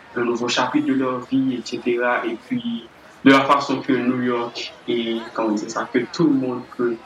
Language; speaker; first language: French; native; French